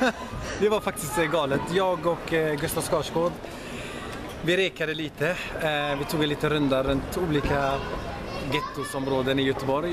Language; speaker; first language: Swedish; early bilingual, other home language; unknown